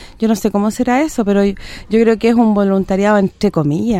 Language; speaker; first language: Spanish; native; Spanish